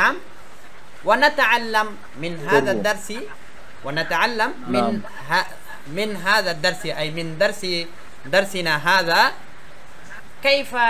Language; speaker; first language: Arabic; non-native, fluent; Bangla